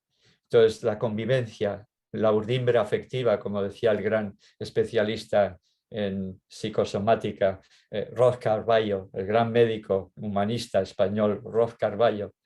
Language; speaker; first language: Spanish; native; Spanish